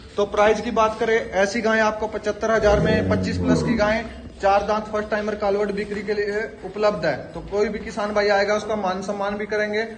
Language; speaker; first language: Hindi; native; Hindi